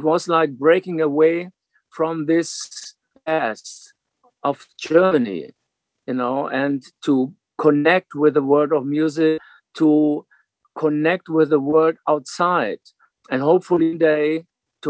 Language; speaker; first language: English; non-native, fluent; German